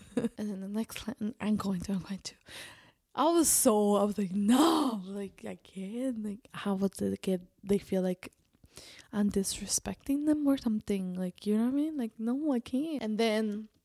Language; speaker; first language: English; non-native, fluent; Spanish